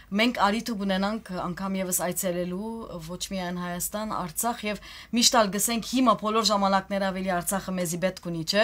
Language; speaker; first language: Armenian; early bilingual, heritage; Armenian